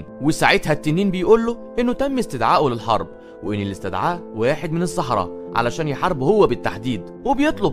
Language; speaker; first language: Arabic; native; Arabic